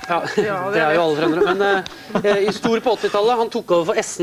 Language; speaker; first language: Norwegian; native; Norwegian